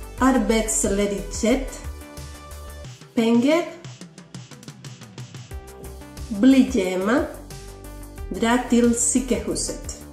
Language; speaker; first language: Norwegian; non-native, learner; Spanish